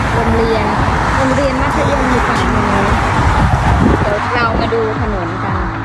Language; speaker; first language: Thai; native; Thai